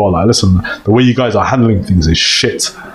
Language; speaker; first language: English; native; English